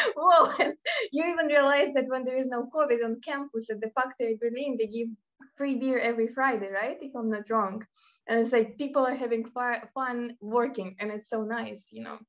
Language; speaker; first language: English; non-native, fluent; Russian